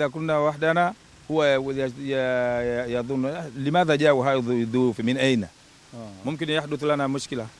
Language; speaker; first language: Arabic; non-native, fluent; Swahili